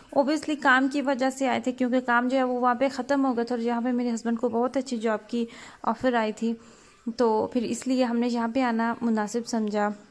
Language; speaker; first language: Urdu; native; Urdu